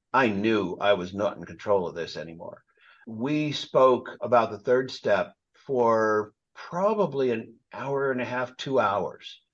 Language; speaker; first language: English; native; English